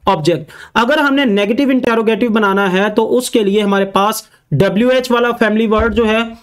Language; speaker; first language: Urdu; native; Urdu